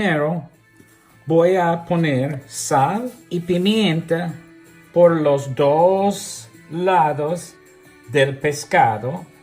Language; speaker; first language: Spanish; non-native, learner; English